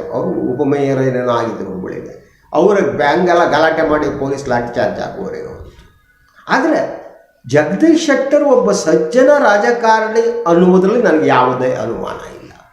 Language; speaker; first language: Kannada; native; Kannada